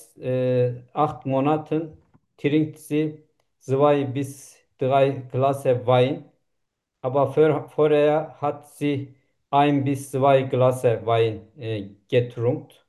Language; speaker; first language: German; non-native, learner; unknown